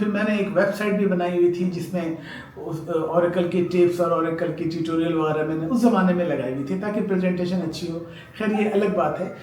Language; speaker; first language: Urdu; native; Urdu